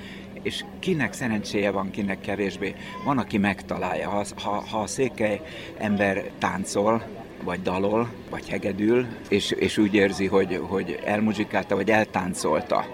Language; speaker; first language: Hungarian; native; Hungarian